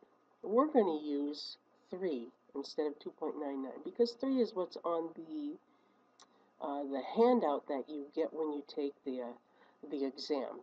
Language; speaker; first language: English; native; English